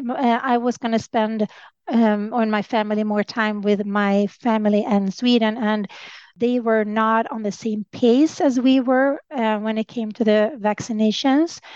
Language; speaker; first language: English; non-native, fluent; Swedish